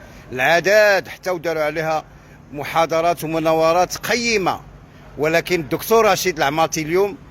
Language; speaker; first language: Arabic; native; Arabic